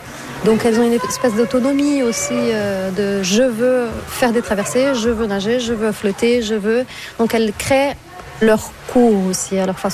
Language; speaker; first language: French; non-native, fluent; Portuguese